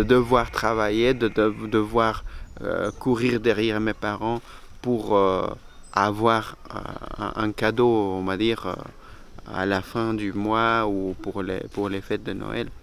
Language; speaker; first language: French; non-native, fluent; Spanish